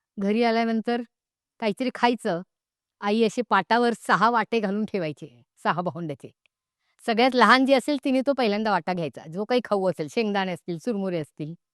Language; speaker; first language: Marathi; non-native, local second language; Konkani